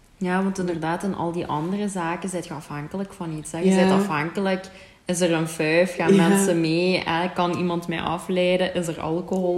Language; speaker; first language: Dutch; native; Dutch